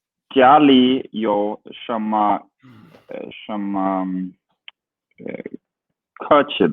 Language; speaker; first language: Chinese; non-native, learner; English